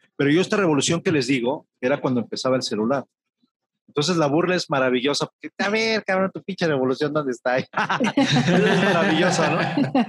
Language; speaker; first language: Spanish; native; Spanish